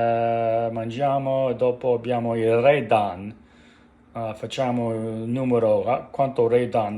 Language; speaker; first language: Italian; non-native, learner; English